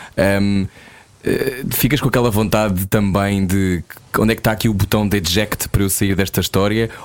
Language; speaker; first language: Portuguese; native; Portuguese